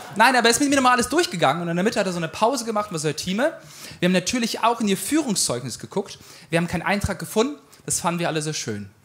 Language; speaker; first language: German; early bilingual, other home language; Ukrainian